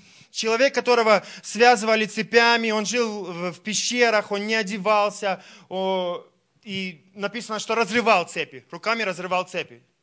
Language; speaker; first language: Russian; early bilingual, heritage; Russian